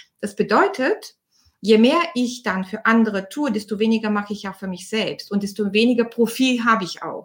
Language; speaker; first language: German; non-native, fluent; Bulgarian